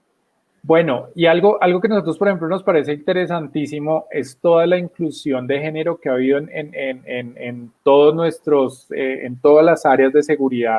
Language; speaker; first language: Spanish; native; Spanish